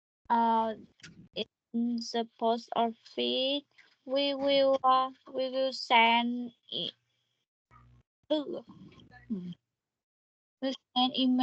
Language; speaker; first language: English; non-native, learner; Vietnamese